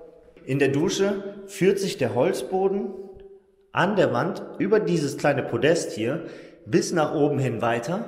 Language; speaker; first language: German; native; German